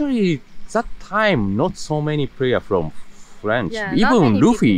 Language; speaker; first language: English; non-native, learner; Japanese